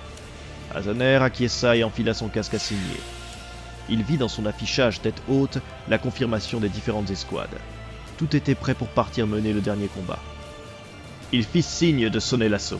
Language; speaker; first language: French; native; French